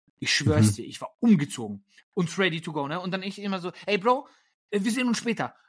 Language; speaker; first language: German; early bilingual, other home language; Polish